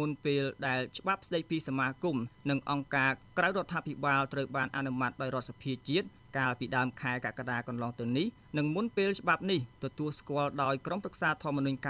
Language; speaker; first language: Khmer; native; Khmer